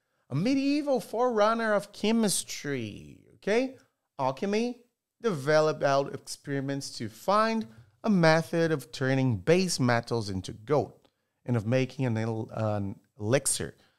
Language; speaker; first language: English; non-native, fluent; Portuguese